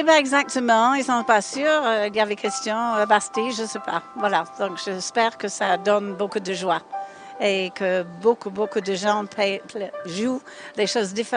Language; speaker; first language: French; non-native, fluent; English